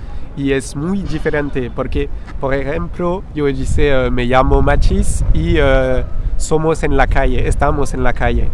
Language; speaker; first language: Spanish; non-native, fluent; French